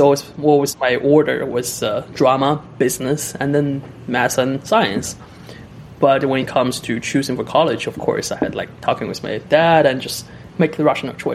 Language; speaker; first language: English; non-native, fluent; Chinese